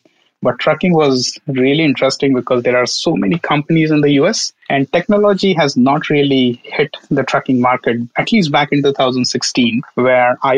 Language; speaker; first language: English; non-native, local second language; Marathi